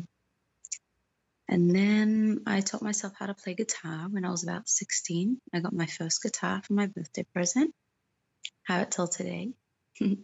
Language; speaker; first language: English; native; English